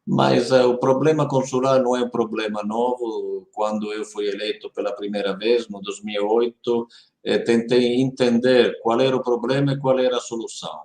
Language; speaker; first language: Portuguese; non-native, fluent; Italian